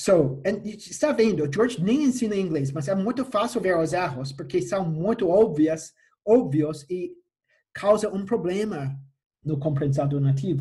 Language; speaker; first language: Portuguese; non-native, fluent; English